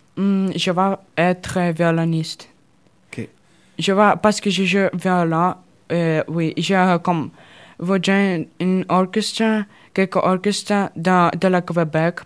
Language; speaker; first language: French; non-native, learner; Russian